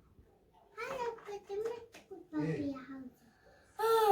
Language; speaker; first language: German; early bilingual, other home language; Mongolian